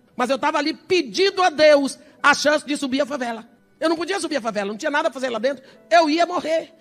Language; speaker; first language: Portuguese; early bilingual, other home language; English